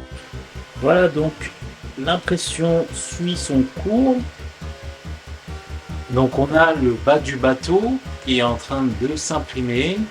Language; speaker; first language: French; native; French